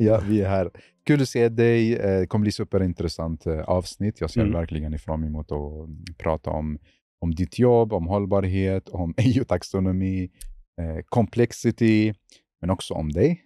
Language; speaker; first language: Swedish; non-native, fluent; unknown